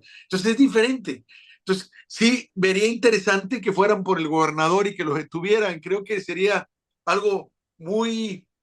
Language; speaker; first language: Spanish; native; Spanish